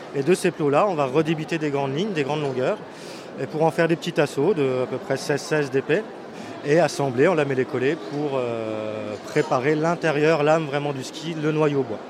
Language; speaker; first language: French; native; French